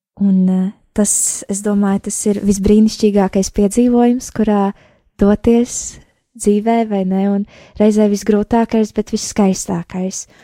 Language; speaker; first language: Latvian; native; Latvian